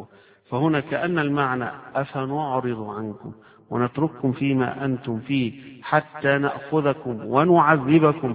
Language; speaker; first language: Arabic; native; Arabic